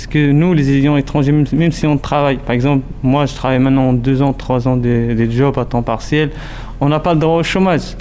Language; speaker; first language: French; non-native, local second language; Arabic